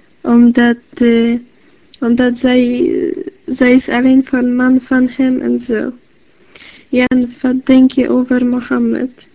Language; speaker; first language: Dutch; non-native, learner; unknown